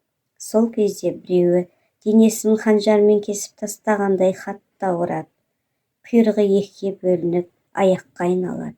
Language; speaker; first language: Kazakh; native; Kazakh